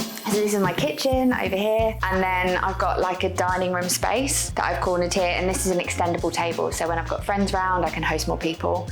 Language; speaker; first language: English; native; English